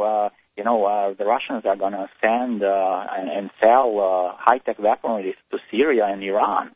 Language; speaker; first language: English; native; English